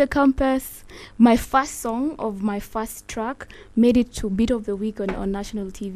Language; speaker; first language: English; non-native, local second language; Luo (Kenya and Tanzania)